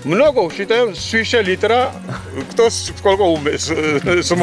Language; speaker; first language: Russian; non-native, fluent; Georgian